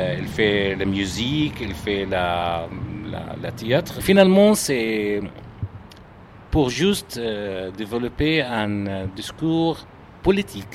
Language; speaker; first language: French; non-native, learner; Arabic